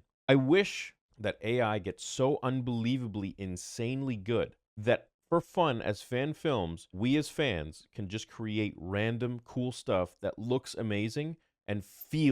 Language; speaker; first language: English; native; English